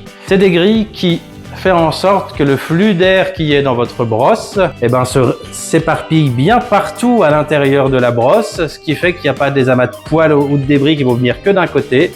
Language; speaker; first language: French; native; French